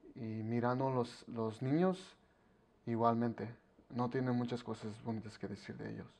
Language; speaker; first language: Spanish; early bilingual, heritage; Spanish